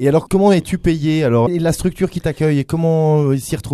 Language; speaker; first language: French; native; French